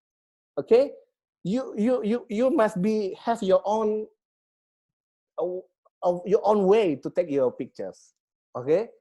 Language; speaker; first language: English; non-native, learner; Indonesian